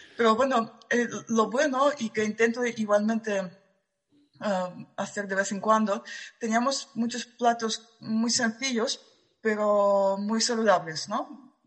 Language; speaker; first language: Spanish; non-native, fluent; Russian